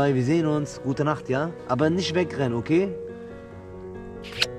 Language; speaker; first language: German; native; German